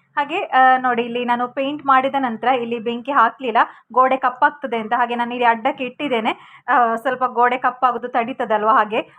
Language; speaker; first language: Kannada; non-native, local second language; Tulu